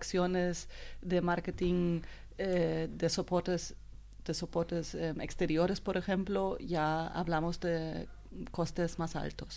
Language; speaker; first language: Spanish; non-native, fluent; German